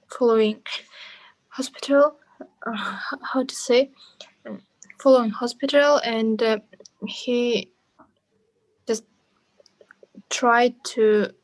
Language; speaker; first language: English; non-native, learner; Russian